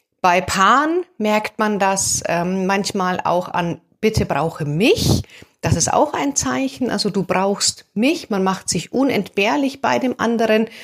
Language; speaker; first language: German; native; German